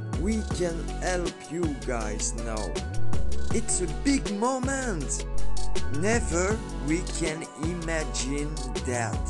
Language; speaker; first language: English; non-native, learner; French